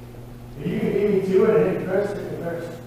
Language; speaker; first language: English; native; English